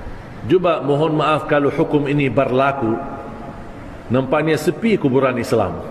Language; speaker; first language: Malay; non-native, fluent; Arabic